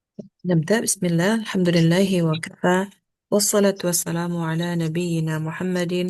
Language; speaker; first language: Arabic; non-native, fluent; Indonesian